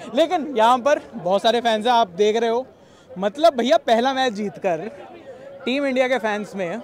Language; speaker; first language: Hindi; native; Hindi